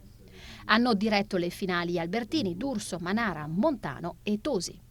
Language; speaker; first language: Italian; native; Italian